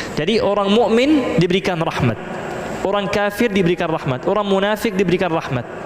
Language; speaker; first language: Malay; non-native, fluent; Arabic